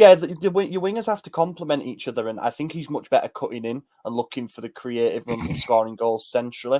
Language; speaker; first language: English; native; English